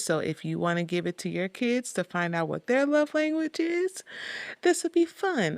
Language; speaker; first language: English; native; English